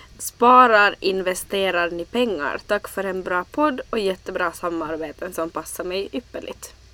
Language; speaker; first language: Swedish; native; Swedish